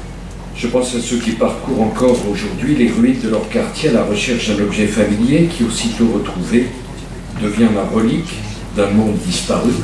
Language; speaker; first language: French; native; French